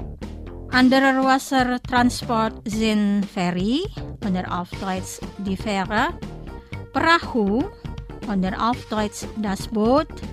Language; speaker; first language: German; non-native, fluent; Indonesian